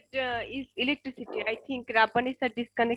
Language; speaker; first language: English; non-native, local second language; Bangla